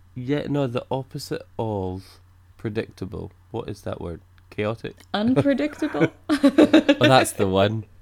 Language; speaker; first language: English; native; English